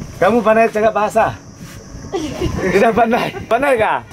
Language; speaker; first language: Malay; non-native, local second language; Chinese